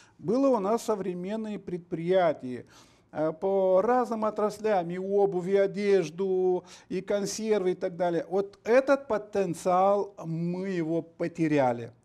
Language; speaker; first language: Russian; non-native, local second language; Romanian